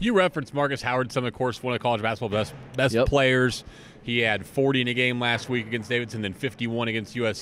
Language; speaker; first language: English; native; English